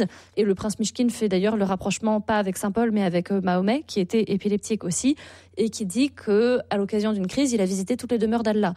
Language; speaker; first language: French; native; French